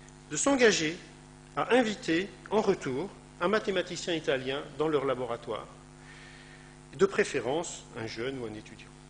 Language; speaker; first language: French; native; French